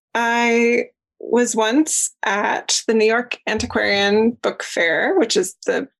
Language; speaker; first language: English; native; English